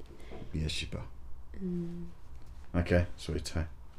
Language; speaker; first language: Chinese; non-native, learner; English